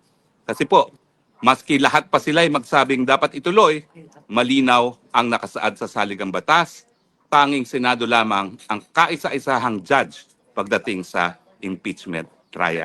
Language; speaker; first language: Filipino; native; Filipino